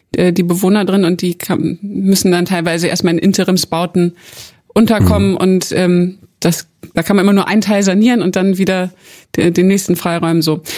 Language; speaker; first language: German; native; German